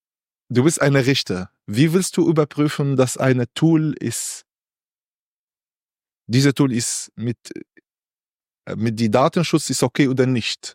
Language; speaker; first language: German; non-native, learner; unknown